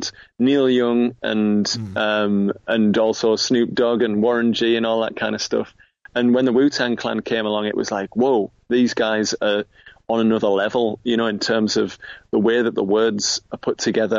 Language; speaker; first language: English; native; English